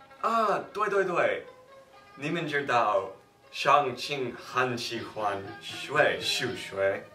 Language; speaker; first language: Chinese; non-native, learner; English